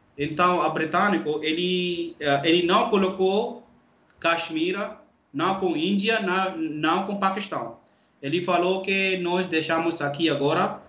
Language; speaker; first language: Portuguese; non-native, learner; Urdu